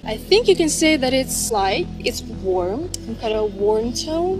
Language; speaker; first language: English; non-native, fluent; Russian